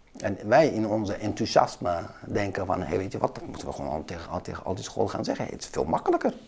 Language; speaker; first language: Dutch; early bilingual, other home language; Kurdish